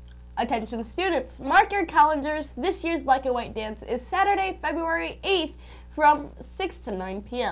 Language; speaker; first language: English; native; English